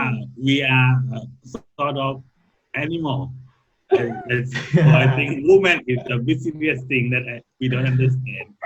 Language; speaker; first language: English; non-native, learner; Thai